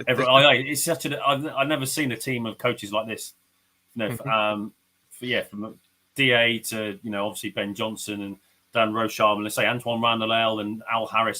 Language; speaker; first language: English; native; English